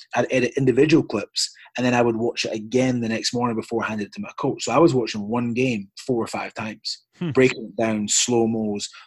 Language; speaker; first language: English; native; English